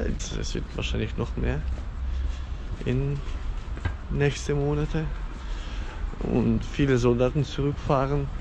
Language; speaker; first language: German; non-native, fluent; Ukrainian